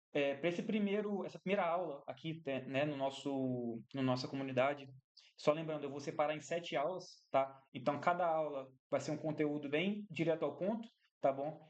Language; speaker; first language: Portuguese; native; Portuguese